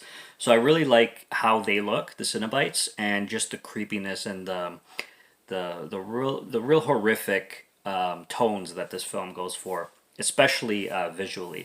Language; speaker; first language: English; native; English